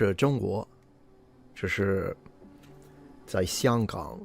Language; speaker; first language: Chinese; non-native, learner; English